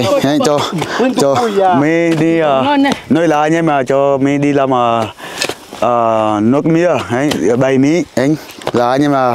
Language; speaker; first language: Vietnamese; non-native, learner; Portuguese